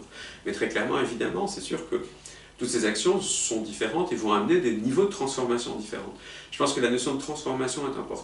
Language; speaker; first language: French; native; French